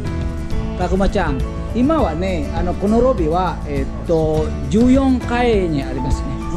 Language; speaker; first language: Japanese; non-native, fluent; Indonesian